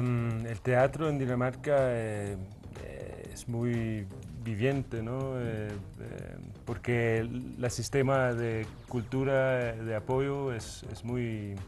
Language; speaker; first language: Spanish; early bilingual, heritage; Danish